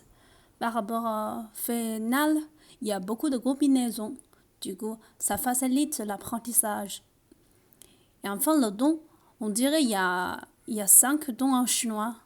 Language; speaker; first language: French; non-native, learner; Chinese